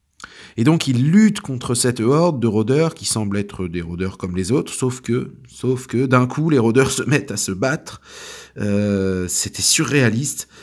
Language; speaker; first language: French; native; French